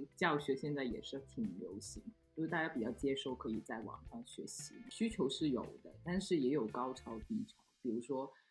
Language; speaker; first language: Chinese; non-native, local second language; Cantonese